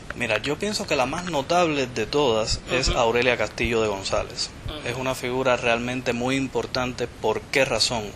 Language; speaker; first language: Spanish; native; Spanish